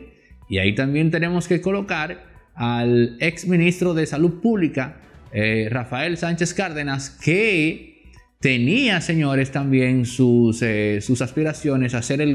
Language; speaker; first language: Spanish; native; Spanish